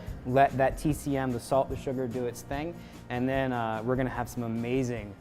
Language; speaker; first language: English; native; English